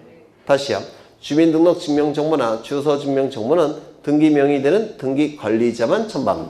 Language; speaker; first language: Korean; native; Korean